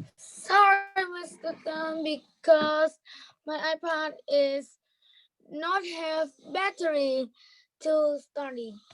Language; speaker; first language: English; non-native, learner; Vietnamese